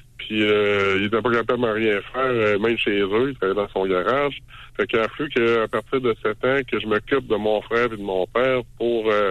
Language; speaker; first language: French; native; French